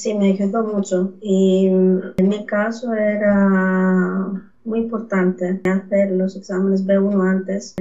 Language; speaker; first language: Spanish; non-native, fluent; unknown